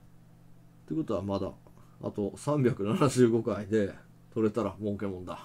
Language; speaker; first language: Japanese; native; Japanese